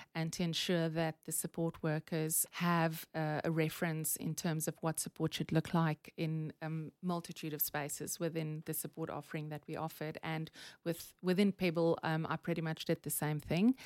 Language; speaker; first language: English; non-native, local second language; Afrikaans